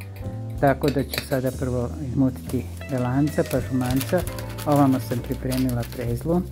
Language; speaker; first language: Serbian; native; Serbian